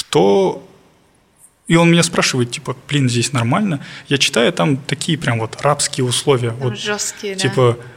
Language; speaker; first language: Russian; non-native, local second language; Kazakh